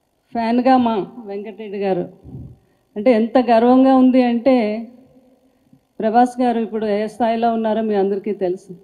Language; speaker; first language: Telugu; native; Telugu